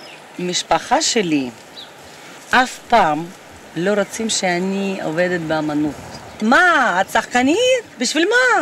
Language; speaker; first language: Hebrew; non-native, learner; Russian